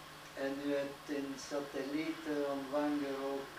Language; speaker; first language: Dutch; non-native, learner; French